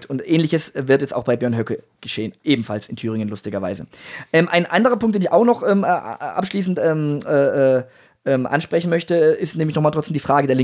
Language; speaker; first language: German; native; German